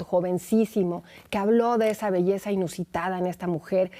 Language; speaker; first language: Spanish; native; Spanish